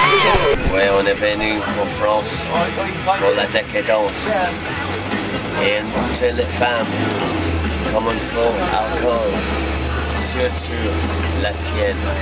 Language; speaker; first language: French; non-native, learner; English